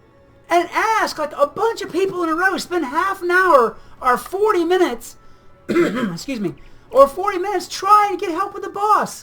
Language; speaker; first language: English; native; English